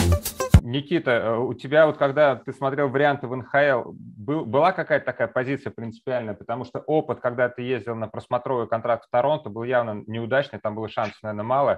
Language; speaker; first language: Russian; native; Russian